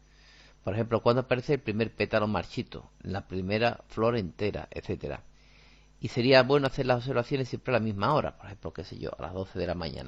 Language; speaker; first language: Spanish; native; Spanish